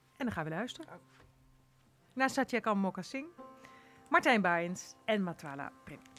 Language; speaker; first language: Dutch; native; Dutch